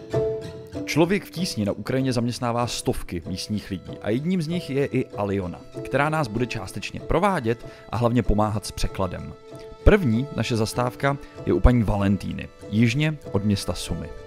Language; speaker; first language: Czech; native; Czech